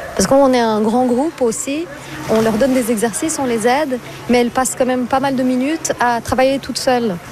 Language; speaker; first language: French; non-native, fluent; Portuguese